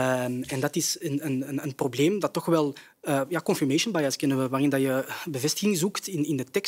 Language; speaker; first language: Dutch; early bilingual, other home language; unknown